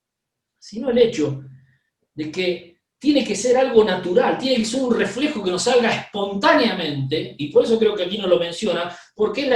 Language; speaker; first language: Spanish; native; Spanish